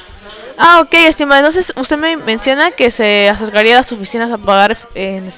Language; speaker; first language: Spanish; native; Spanish